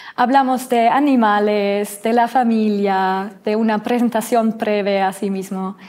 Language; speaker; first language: Spanish; non-native, learner; German